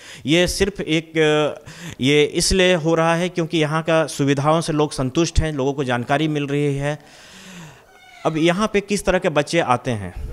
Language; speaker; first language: Hindi; native; Hindi